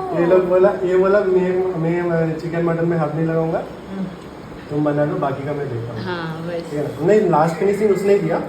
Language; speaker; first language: Hindi; non-native, local second language; Bangla